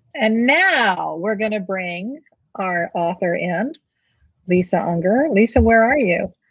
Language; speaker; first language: English; native; English